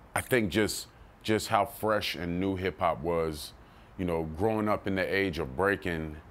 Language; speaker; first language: English; native; English